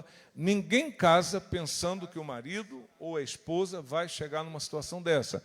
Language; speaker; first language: Portuguese; native; Portuguese